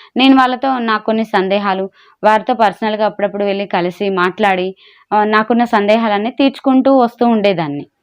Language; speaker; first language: Telugu; non-native, local second language; Urdu